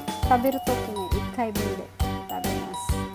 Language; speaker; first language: Japanese; non-native, fluent; Filipino